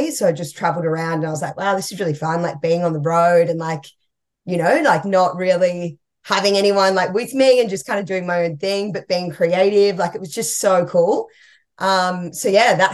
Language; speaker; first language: English; native; English